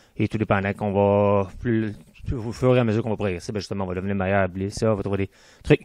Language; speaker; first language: French; native; French